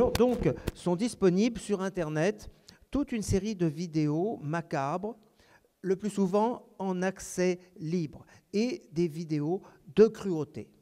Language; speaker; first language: French; native; French